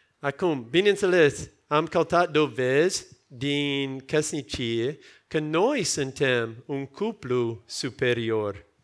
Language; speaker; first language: Romanian; non-native, fluent; English